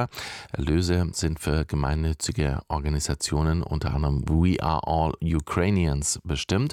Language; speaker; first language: German; native; German